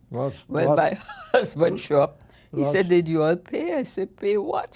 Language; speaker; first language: English; native; English